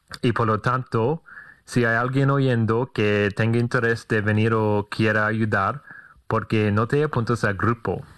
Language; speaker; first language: Spanish; non-native, fluent; English